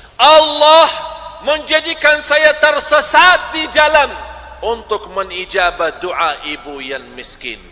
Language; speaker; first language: Malay; non-native, fluent; Arabic